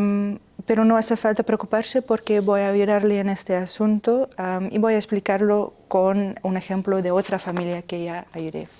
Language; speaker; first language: Spanish; non-native, fluent; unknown